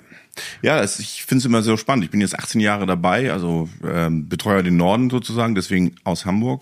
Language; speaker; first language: German; native; German